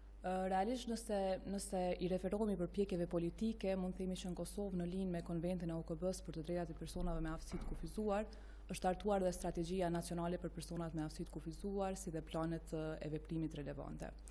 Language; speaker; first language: Albanian; native; Albanian